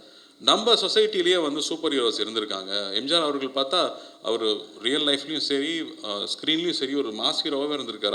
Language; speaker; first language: Tamil; native; Tamil